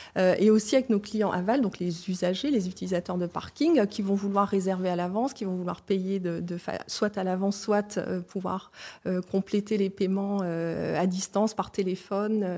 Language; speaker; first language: French; native; French